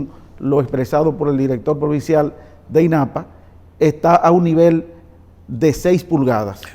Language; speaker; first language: Spanish; native; Spanish